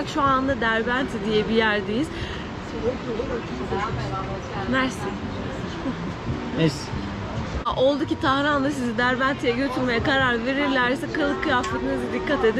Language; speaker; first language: Turkish; native; Turkish